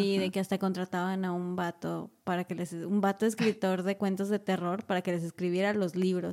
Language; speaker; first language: Spanish; native; Spanish